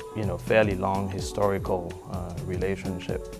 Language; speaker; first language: English; non-native, fluent; Morisyen